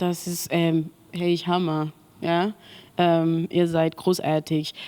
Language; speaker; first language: German; non-native, learner; Mandingo